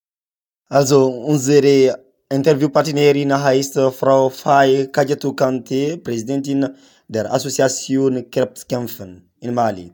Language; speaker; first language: German; non-native, learner; French